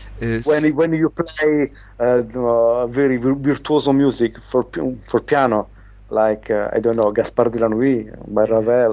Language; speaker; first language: English; non-native, learner; Italian